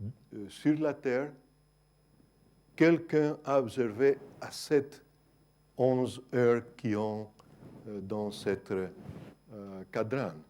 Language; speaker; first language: French; non-native, fluent; Greek